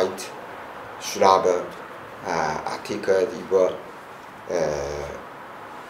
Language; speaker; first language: German; non-native, learner; Chinese